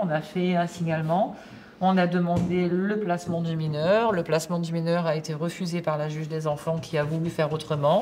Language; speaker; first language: French; native; French